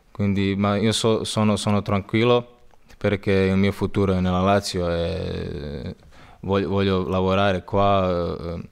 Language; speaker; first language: Italian; non-native, learner; Croatian